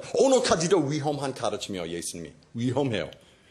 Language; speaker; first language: Korean; non-native, fluent; English